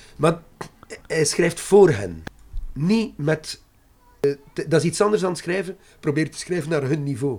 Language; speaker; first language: Dutch; non-native, local second language; French